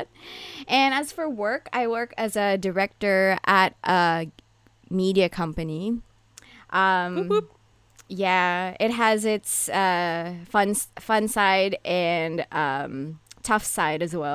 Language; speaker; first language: English; non-native, local second language; Filipino